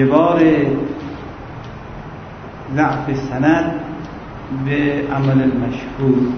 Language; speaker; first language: Arabic; non-native, fluent; Persian